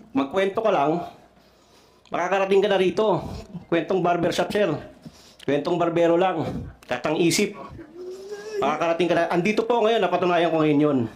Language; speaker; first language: Filipino; non-native, local second language; Cebuano